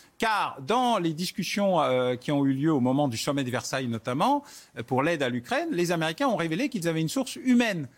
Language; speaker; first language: French; native; French